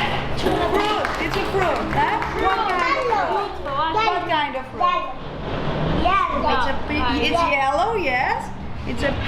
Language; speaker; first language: English; non-native, fluent; Greek